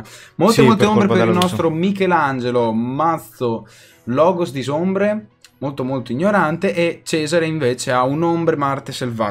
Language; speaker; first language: Italian; native; Italian